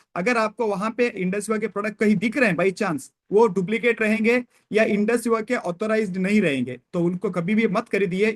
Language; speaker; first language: Hindi; non-native, local second language; Kannada